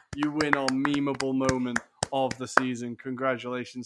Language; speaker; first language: English; native; English